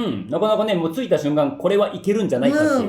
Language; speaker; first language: Japanese; native; Japanese